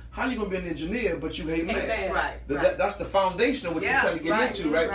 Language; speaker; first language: English; native; English